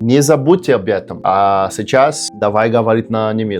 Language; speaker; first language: Russian; non-native, learner; Portuguese